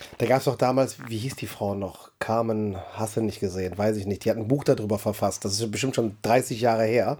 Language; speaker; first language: German; native; German